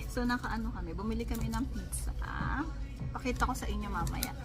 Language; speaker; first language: Filipino; native; Filipino